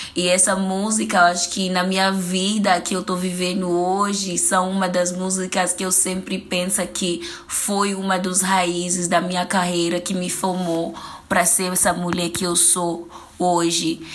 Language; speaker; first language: Portuguese; non-native, fluent; Zulu